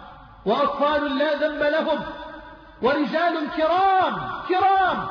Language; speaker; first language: Arabic; native; Arabic